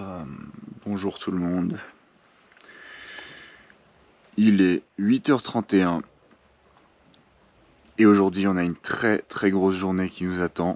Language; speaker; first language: French; native; French